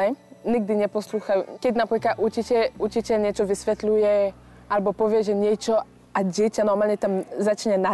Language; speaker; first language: Slovak; non-native, fluent; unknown